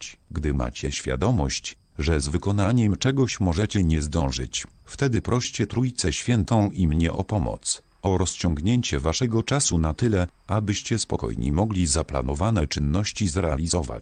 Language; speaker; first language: Polish; native; Polish